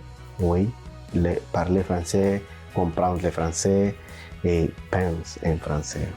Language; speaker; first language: French; non-native, learner; Spanish